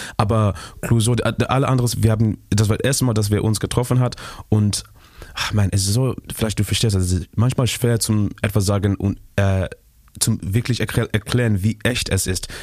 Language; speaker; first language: German; non-native, learner; Shona